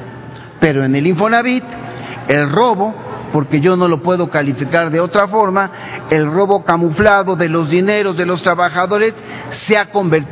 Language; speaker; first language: Spanish; native; Spanish